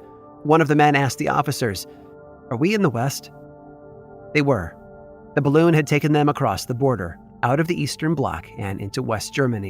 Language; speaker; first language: English; native; English